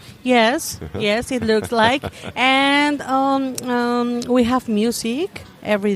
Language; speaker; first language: English; non-native, learner; Spanish